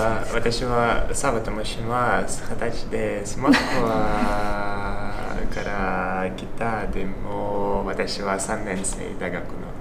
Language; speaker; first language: Japanese; non-native, learner; Russian